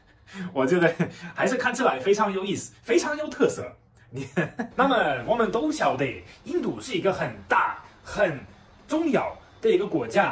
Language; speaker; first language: Chinese; non-native, fluent; German